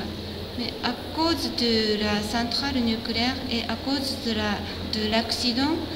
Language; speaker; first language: French; non-native, fluent; Japanese